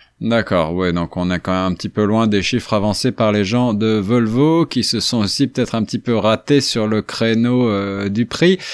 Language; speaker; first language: French; native; French